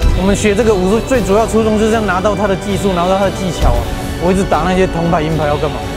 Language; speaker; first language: Chinese; native; Chinese